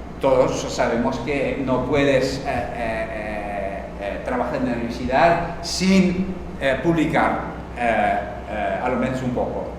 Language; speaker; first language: Spanish; non-native, fluent; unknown